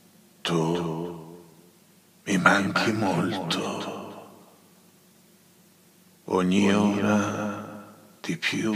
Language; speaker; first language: Italian; native; Italian